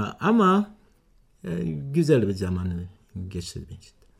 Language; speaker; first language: Turkish; non-native, learner; Swahili